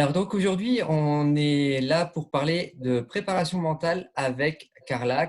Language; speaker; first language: French; native; French